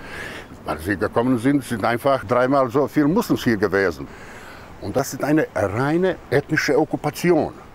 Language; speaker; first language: German; non-native, fluent; Croatian